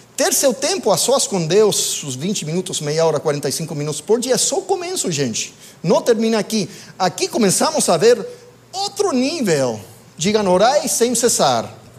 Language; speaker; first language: Portuguese; non-native, fluent; English